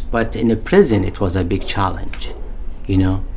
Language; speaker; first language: English; non-native, learner; Arabic